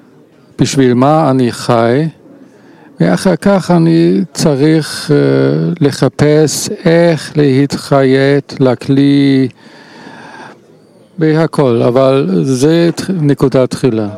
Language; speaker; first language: Hebrew; non-native, learner; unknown